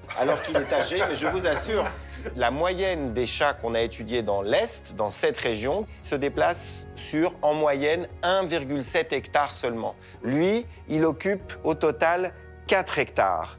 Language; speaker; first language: French; native; French